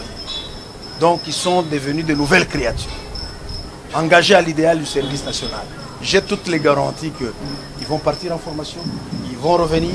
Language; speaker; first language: French; non-native, local second language; Lingala